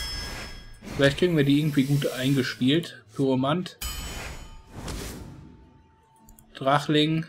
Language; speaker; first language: German; native; German